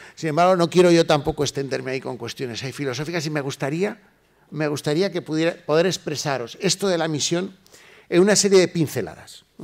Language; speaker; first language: Spanish; native; Spanish